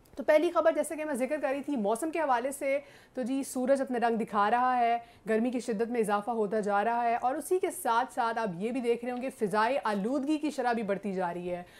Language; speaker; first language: Urdu; native; Urdu